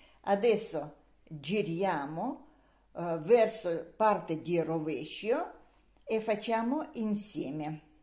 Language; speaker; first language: Italian; non-native, learner; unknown